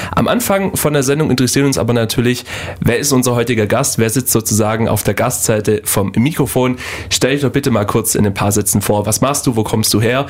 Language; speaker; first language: German; native; German